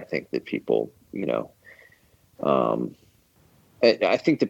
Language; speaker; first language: English; native; English